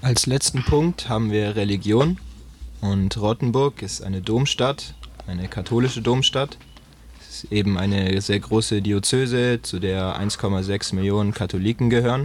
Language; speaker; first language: German; native; German